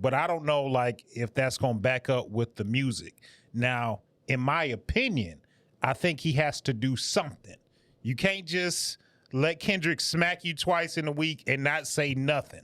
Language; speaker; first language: English; native; English